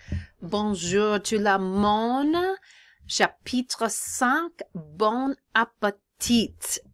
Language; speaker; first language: French; non-native, fluent; English